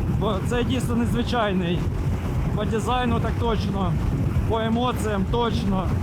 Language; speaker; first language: Ukrainian; non-native, local second language; Russian